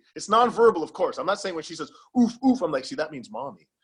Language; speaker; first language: English; native; English